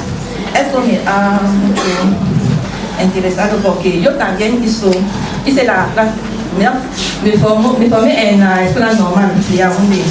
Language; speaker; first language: Spanish; non-native, fluent; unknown